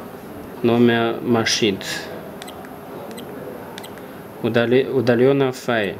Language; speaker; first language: Russian; non-native, learner; Chinese